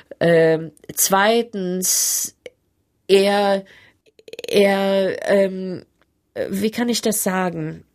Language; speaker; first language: German; non-native, fluent; English